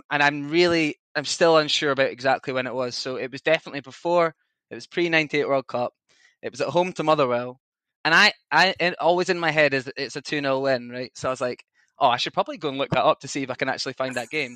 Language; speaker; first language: English; native; English